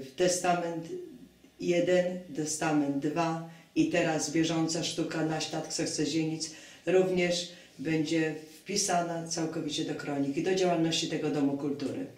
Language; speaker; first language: Polish; non-native, local second language; Kashubian